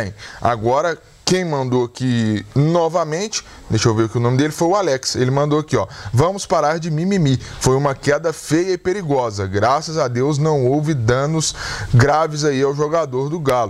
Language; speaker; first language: Portuguese; native; Portuguese